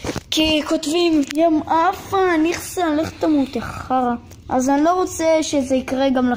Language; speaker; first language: Hebrew; native; Hebrew